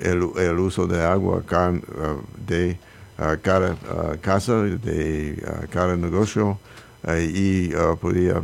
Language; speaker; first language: Spanish; non-native, learner; English